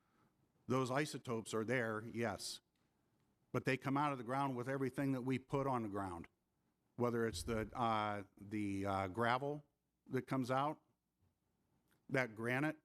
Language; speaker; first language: English; native; English